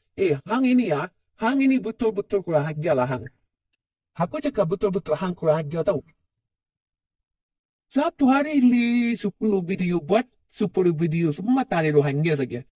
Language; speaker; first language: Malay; non-native, learner; Rohingya